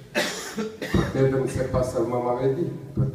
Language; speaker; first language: French; non-native, learner; Portuguese